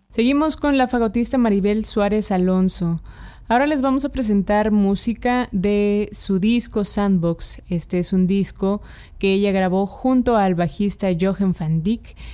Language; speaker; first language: Spanish; native; Spanish